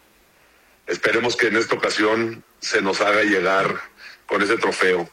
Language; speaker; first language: Spanish; native; Spanish